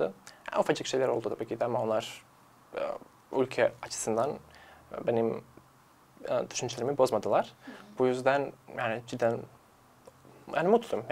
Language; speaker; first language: Turkish; non-native, fluent; Serbian